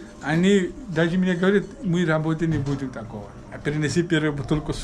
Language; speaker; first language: Russian; non-native, learner; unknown